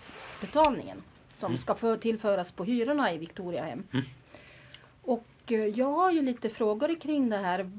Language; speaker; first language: Swedish; native; Swedish